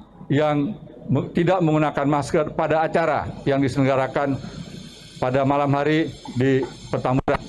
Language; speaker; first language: Indonesian; native; Indonesian